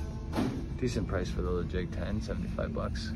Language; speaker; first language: English; native; English